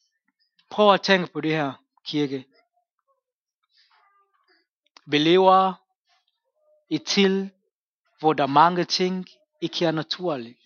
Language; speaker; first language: Swedish; non-native, learner; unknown